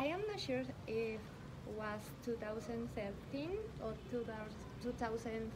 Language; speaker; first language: English; non-native, learner; Spanish